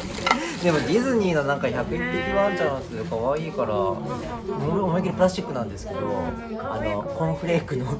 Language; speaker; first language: Japanese; native; Japanese